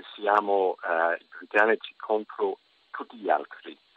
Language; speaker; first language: Italian; non-native, learner; English